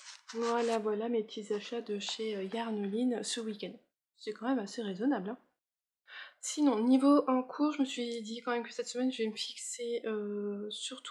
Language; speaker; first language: French; native; French